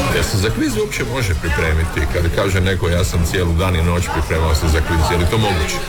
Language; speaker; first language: Serbian; native; Serbian